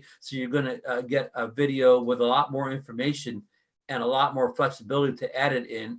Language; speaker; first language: English; native; English